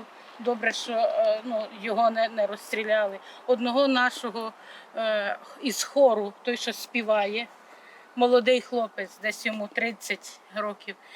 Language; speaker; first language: Ukrainian; native; Ukrainian